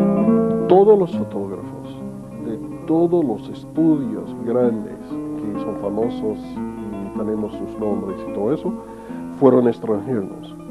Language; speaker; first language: Spanish; non-native, fluent; English